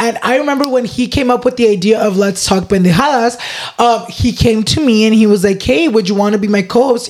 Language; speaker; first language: English; early bilingual, other home language; Spanish